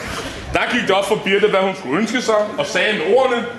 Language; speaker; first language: Danish; native; Danish